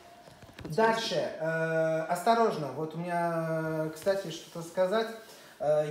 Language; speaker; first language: Russian; non-native, fluent; French